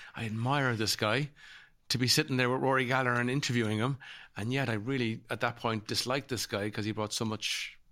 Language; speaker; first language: English; native; English